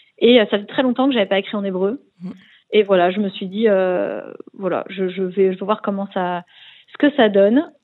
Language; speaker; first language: French; native; French